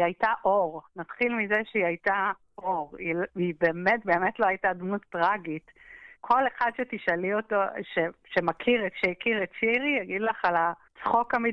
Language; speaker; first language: Hebrew; native; Hebrew